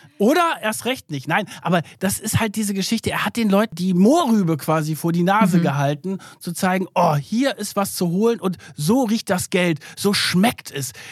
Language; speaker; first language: German; early bilingual, other home language; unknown